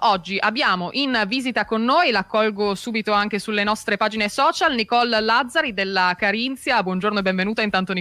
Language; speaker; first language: Italian; native; Italian